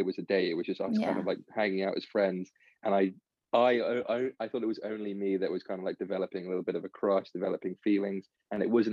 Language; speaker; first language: English; native; English